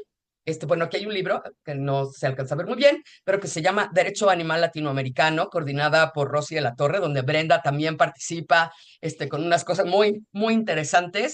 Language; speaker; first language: Spanish; native; Spanish